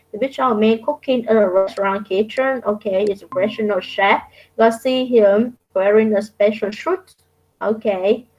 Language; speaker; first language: English; non-native, fluent; Vietnamese